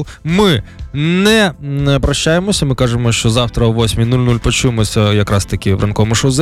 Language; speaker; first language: Ukrainian; native; Ukrainian